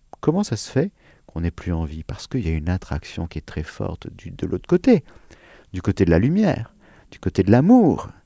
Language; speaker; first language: French; native; French